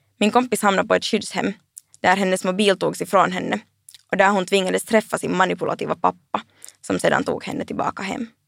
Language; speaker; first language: Swedish; native; Swedish